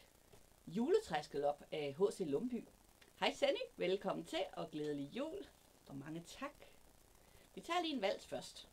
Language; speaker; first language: Danish; native; Danish